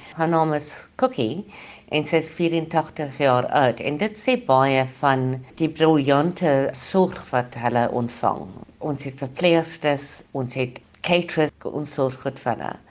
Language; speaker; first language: Afrikaans; non-native, local second language; English